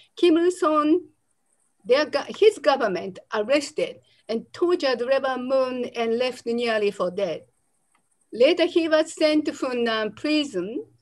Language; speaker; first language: English; non-native, fluent; Japanese